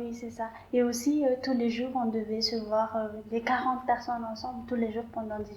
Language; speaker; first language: French; non-native, local second language; Malagasy